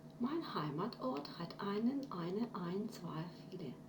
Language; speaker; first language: German; non-native, fluent; Ukrainian